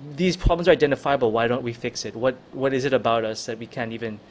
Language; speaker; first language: English; non-native, local second language; Filipino